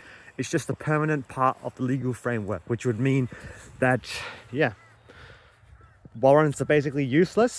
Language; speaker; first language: English; native; English